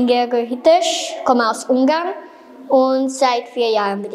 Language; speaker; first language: German; early bilingual, other home language; Hungarian